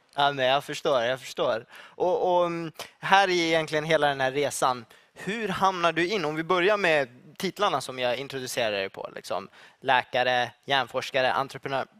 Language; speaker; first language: Swedish; native; Swedish